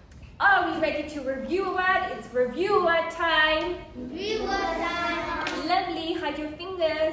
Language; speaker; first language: English; native; English